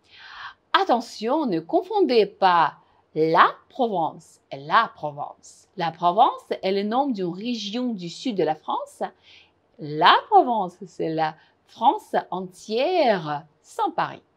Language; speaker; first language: French; non-native, fluent; Uzbek